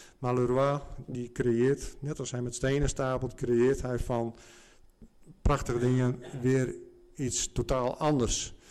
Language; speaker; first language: Dutch; native; Dutch